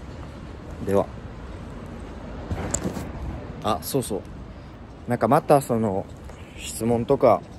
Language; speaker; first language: Japanese; native; Japanese